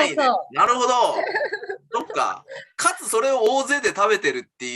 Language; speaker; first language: Japanese; native; Japanese